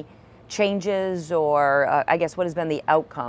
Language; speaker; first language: English; native; English